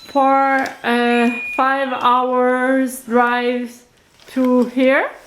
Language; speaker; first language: English; non-native, learner; French